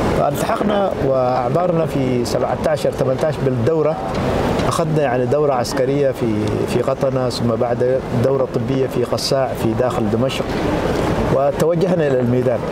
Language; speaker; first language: Arabic; non-native, local second language; Tigrinya